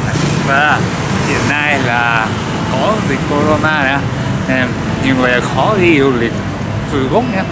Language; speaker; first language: Vietnamese; non-native, learner; Japanese